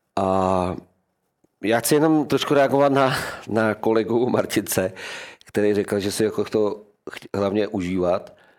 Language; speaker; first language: Czech; native; Czech